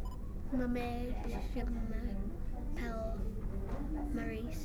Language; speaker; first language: French; non-native, learner; English